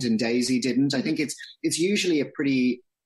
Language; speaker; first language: English; native; English